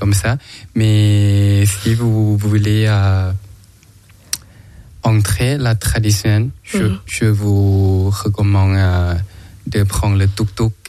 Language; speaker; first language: French; non-native, learner; Thai